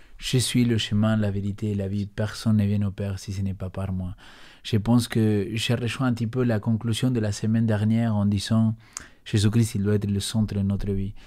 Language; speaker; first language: French; non-native, fluent; Spanish